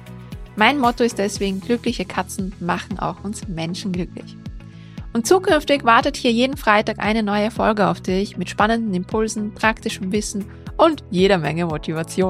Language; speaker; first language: German; native; German